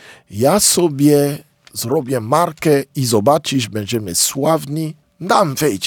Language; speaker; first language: Polish; non-native, fluent; Lingala